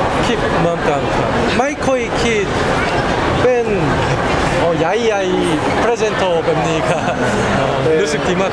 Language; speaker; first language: Thai; non-native, fluent; Korean